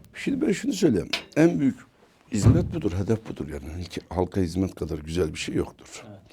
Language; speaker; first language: Turkish; native; Turkish